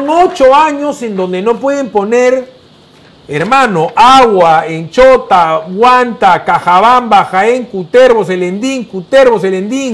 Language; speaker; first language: Spanish; native; Spanish